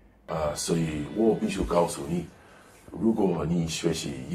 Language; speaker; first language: Chinese; non-native, learner; English